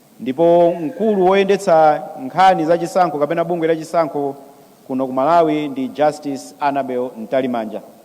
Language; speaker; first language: Nyanja; native; Nyanja